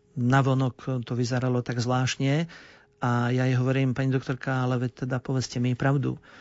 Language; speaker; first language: Slovak; native; Slovak